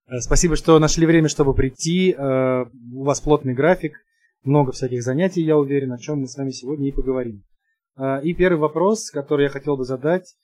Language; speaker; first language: Russian; native; Russian